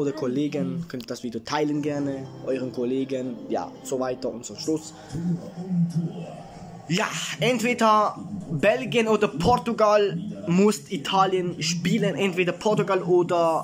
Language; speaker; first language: German; early bilingual, other home language; Italian